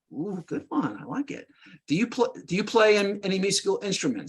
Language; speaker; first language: English; native; English